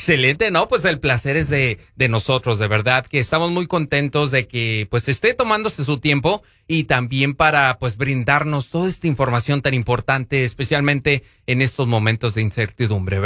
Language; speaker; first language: Spanish; native; Spanish